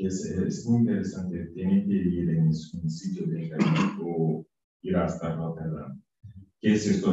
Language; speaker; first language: Spanish; non-native, fluent; Portuguese